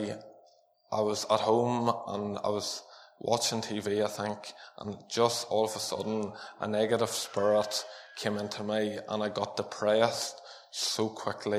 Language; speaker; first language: English; native; English